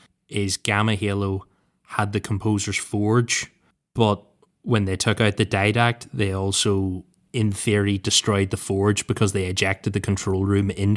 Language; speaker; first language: English; native; English